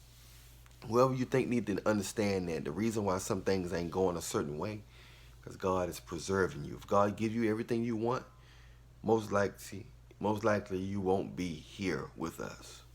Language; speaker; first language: English; native; English